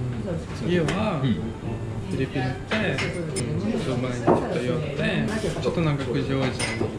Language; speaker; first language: Japanese; non-native, fluent; Latvian